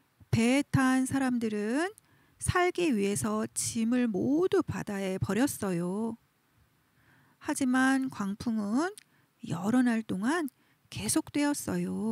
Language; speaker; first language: Korean; native; Korean